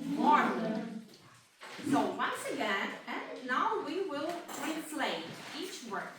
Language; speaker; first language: English; non-native, fluent; Ukrainian